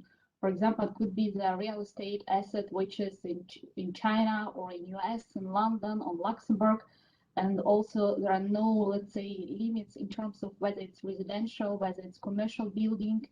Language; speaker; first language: English; non-native, fluent; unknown